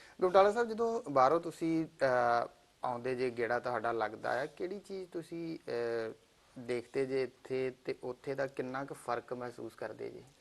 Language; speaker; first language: Punjabi; native; Punjabi